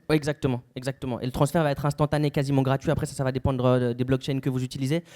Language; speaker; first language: French; native; French